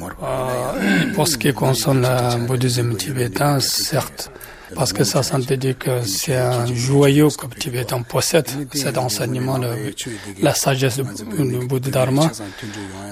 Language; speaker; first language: French; non-native, fluent; Tibetan